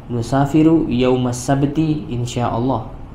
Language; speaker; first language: Arabic; non-native, learner; Indonesian